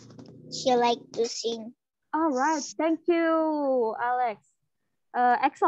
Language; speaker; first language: English; non-native, fluent; Indonesian